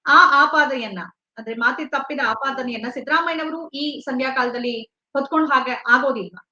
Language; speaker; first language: Kannada; native; Kannada